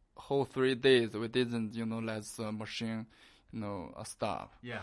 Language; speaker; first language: English; non-native, learner; Chinese